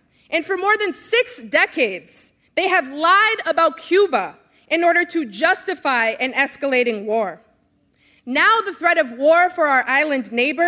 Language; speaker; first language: English; native; English